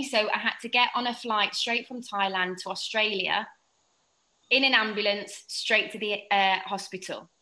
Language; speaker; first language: English; native; English